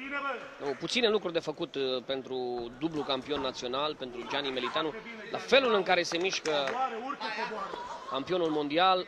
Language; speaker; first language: Romanian; native; Romanian